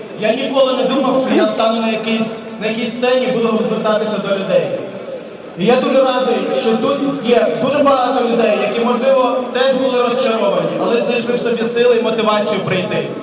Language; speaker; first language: Ukrainian; early bilingual, other home language; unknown